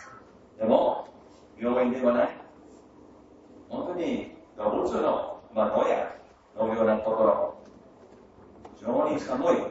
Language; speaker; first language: Japanese; non-native, fluent; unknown